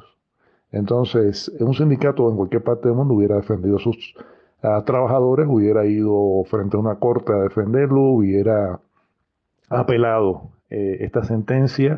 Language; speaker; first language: Spanish; native; Spanish